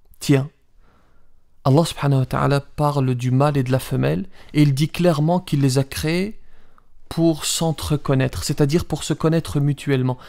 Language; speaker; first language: French; early bilingual, other home language; Riffian